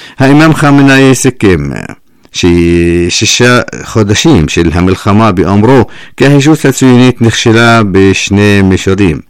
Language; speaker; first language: Hebrew; non-native, fluent; Persian